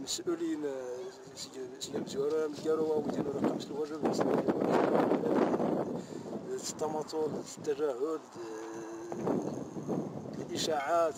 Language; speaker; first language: Arabic; non-native, local second language; Berber languages